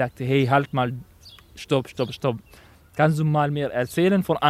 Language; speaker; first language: German; non-native, fluent; Arabic